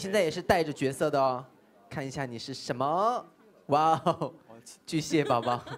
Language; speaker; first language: Chinese; native; Chinese